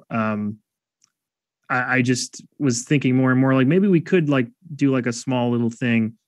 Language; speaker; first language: English; native; English